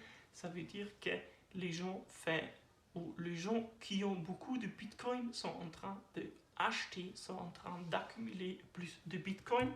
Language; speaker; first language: French; non-native, learner; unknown